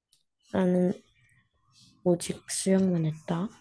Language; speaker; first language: English; non-native, learner; Korean